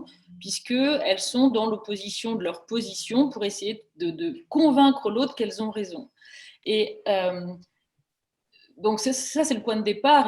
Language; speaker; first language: French; native; French